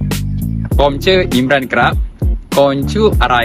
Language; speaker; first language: Thai; non-native, learner; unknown